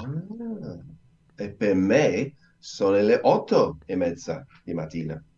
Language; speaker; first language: Italian; non-native, learner; English